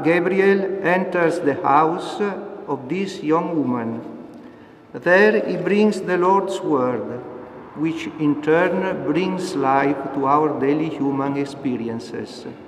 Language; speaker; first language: English; non-native, fluent; Italian